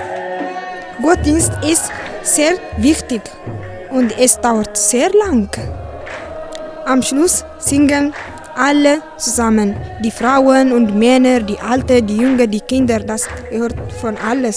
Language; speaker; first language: German; non-native, learner; Tigrinya